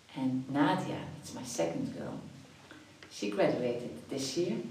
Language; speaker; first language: English; non-native, fluent; Dutch